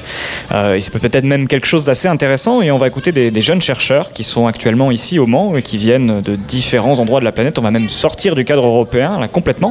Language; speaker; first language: French; native; French